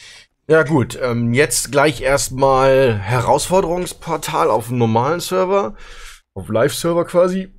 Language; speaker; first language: German; native; German